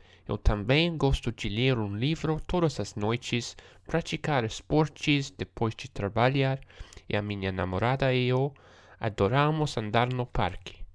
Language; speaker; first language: Portuguese; non-native, learner; English